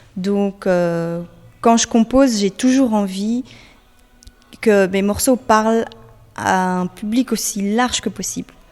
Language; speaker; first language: French; native; French